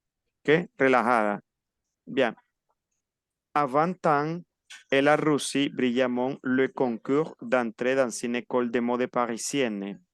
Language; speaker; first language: French; non-native, fluent; Spanish